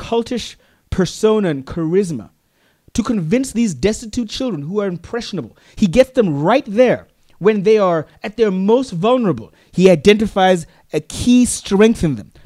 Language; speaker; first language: English; non-native, local second language; Tswana